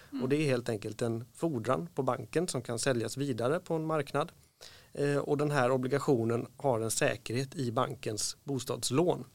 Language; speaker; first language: Swedish; native; Swedish